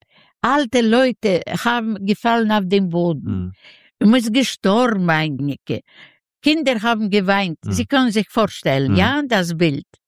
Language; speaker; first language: German; non-native, learner; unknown